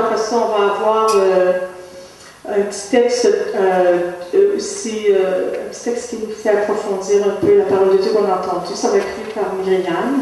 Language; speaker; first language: French; native; French